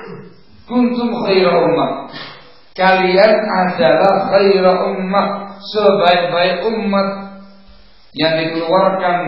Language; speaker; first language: Indonesian; native; Indonesian